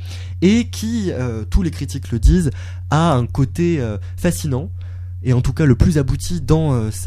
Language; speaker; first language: French; native; French